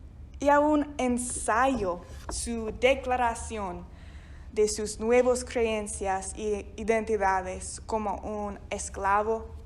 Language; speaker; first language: Spanish; non-native, fluent; English